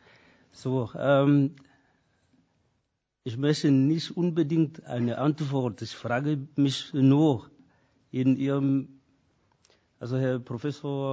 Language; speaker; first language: German; non-native, fluent; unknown